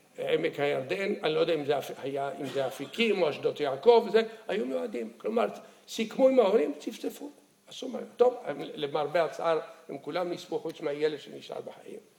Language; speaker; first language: Hebrew; early bilingual, other home language; Arabic